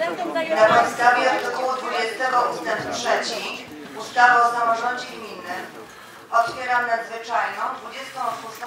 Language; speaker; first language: Polish; native; Polish